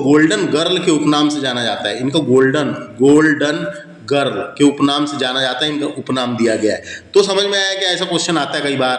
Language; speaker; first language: Hindi; native; Hindi